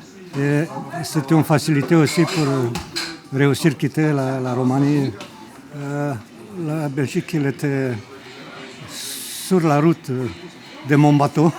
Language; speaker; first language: French; non-native, fluent; Romanian